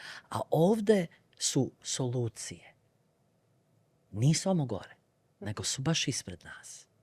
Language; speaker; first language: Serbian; early bilingual, other home language; Bosnian